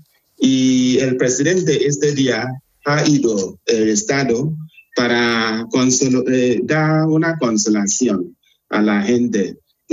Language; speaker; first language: Spanish; non-native, fluent; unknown